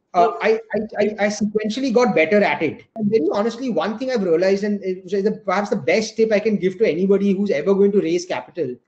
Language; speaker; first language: English; non-native, local second language; Gujarati